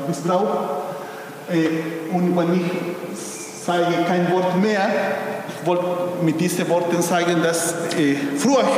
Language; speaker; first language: German; non-native, fluent; Spanish